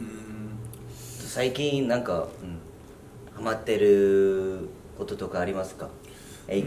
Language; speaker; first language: Japanese; non-native, fluent; Korean